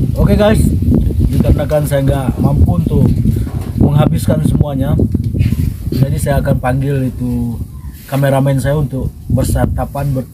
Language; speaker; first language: Indonesian; non-native, local second language; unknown